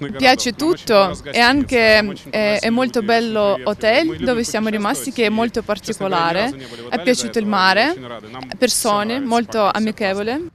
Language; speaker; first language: Italian; non-native, learner; Russian